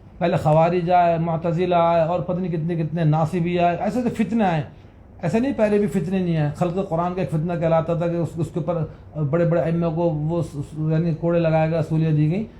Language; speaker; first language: Urdu; native; Urdu